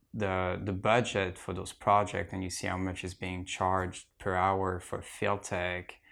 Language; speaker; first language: English; non-native, fluent; French